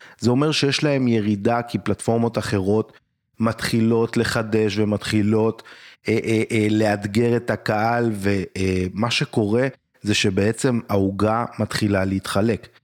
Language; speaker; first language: Hebrew; native; Hebrew